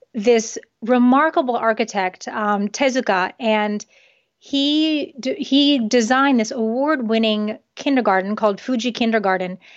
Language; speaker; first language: English; early bilingual, other home language; Japanese